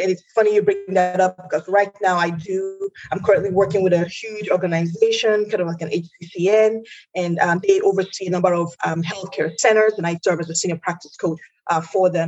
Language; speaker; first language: English; non-native, local second language; Yoruba